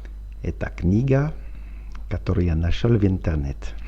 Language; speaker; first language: Russian; non-native, fluent; French